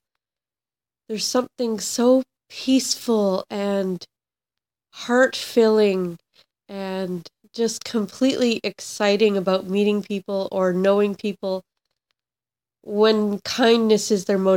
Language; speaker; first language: English; native; English